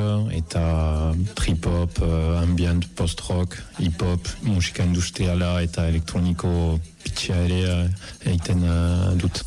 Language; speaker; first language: Basque; non-native, fluent; Italian